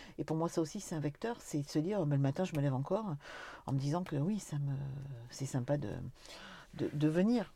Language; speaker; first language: French; native; French